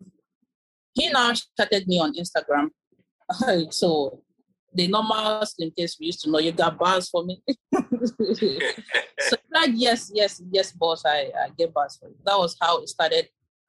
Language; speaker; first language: English; non-native, local second language; Igbo